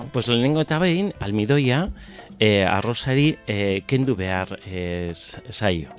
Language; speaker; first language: Basque; non-native, local second language; Spanish